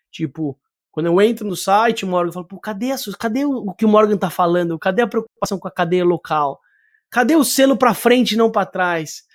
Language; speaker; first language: Portuguese; native; Portuguese